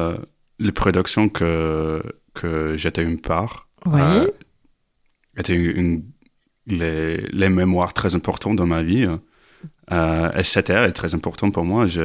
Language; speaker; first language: French; non-native, learner; English